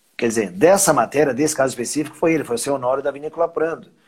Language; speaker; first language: Portuguese; native; Portuguese